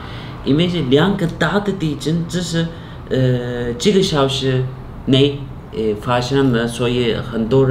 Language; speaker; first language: Chinese; non-native, fluent; Turkish